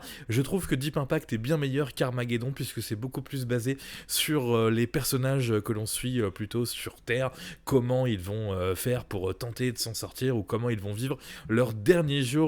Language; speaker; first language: French; native; French